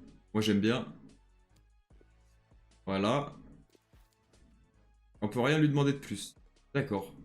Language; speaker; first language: French; native; French